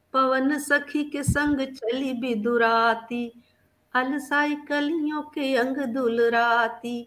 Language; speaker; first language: Hindi; native; Hindi